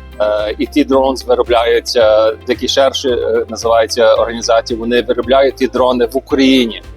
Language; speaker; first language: Ukrainian; early bilingual, heritage; Ukrainian